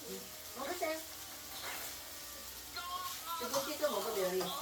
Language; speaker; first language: Korean; non-native, learner; Filipino